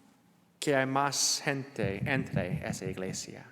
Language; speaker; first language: Spanish; non-native, learner; English